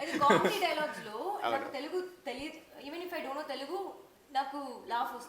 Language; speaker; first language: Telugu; non-native, learner; Tamil